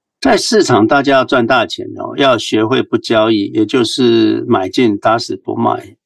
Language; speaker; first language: Chinese; native; Chinese